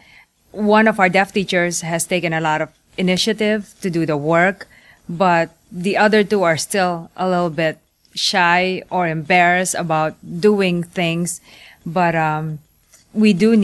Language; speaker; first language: English; non-native, local second language; Pampanga